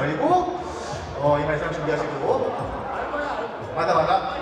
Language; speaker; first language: Korean; native; Korean